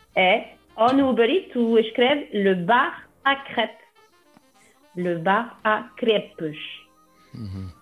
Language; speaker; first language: Portuguese; non-native, fluent; French